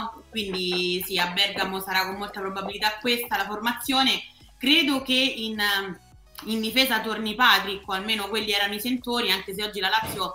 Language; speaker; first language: Italian; native; Italian